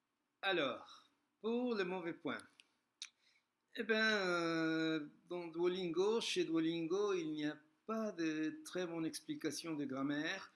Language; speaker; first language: French; non-native, fluent; Spanish